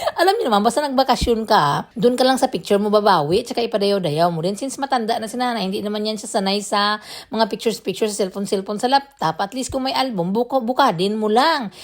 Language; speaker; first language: Filipino; non-native, local second language; Cebuano